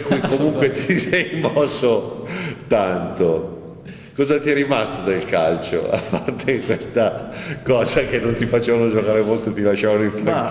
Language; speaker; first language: Italian; native; Italian